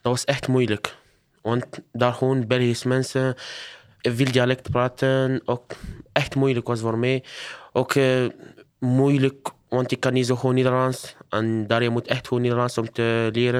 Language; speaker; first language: Dutch; non-native, learner; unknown